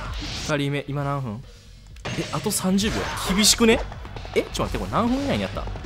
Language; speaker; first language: Japanese; native; Japanese